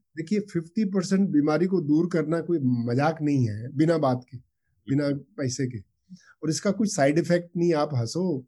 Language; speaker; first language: Hindi; non-native, local second language; Punjabi